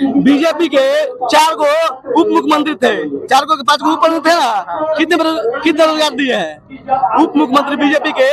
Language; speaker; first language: Hindi; native; Hindi